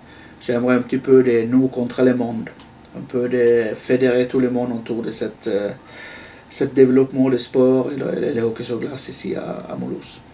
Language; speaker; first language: French; non-native, fluent; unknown